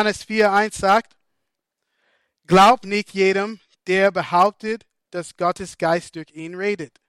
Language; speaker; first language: German; non-native, fluent; English